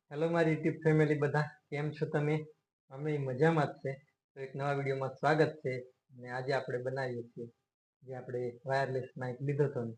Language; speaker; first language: Gujarati; non-native, local second language; Rathawi